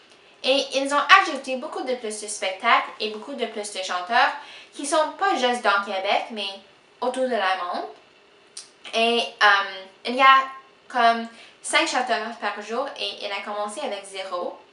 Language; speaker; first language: French; non-native, local second language; English